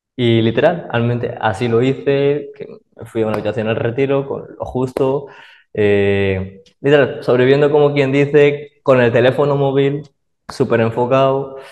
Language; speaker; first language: Spanish; early bilingual, other home language; Arabic